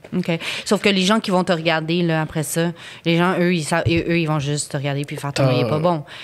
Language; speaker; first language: French; native; French